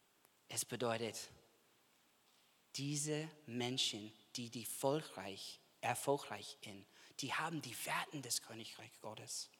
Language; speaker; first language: German; non-native, fluent; English